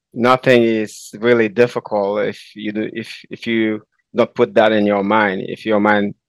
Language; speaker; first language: English; non-native, fluent; Haitian Creole